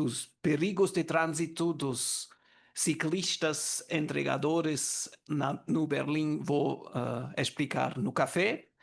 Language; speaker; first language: Portuguese; non-native, learner; German